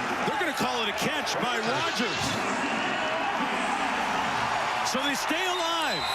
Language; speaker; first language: English; native; English